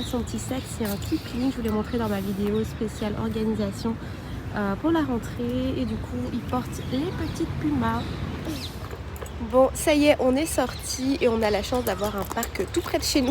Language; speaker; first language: French; native; French